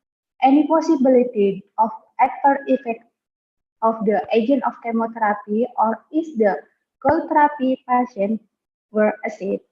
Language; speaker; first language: English; non-native, learner; Indonesian